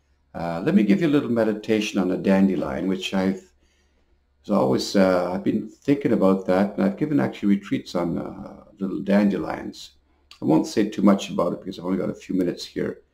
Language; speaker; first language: English; native; English